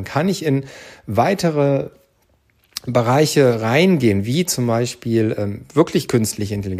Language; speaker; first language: German; native; German